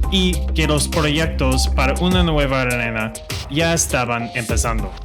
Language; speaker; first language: Spanish; non-native, fluent; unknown